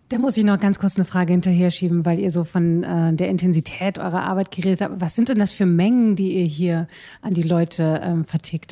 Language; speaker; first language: German; native; German